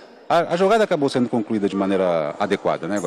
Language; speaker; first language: Portuguese; native; Portuguese